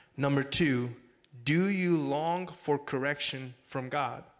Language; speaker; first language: English; non-native, fluent; Spanish